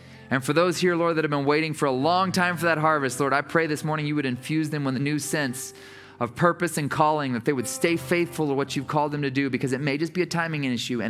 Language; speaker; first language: English; native; English